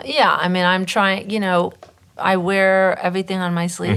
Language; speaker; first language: English; early bilingual, other home language; French